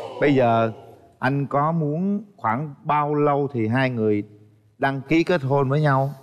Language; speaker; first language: Vietnamese; native; Vietnamese